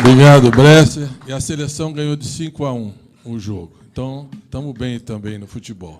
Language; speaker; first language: Portuguese; native; Portuguese